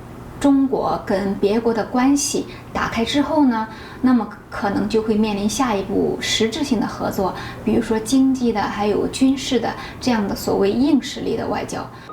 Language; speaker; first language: Chinese; native; Chinese